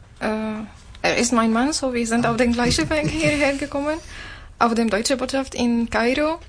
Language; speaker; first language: German; non-native, learner; Arabic